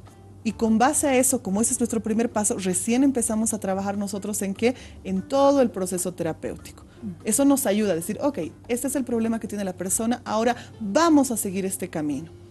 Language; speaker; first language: Spanish; native; Spanish